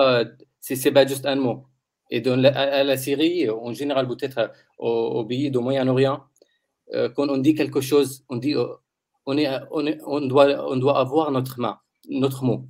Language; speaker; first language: French; non-native, learner; Arabic